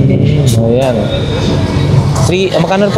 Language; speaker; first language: Filipino; native; Filipino